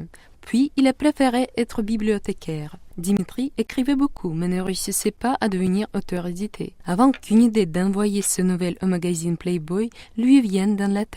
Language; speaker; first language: French; non-native, fluent; Russian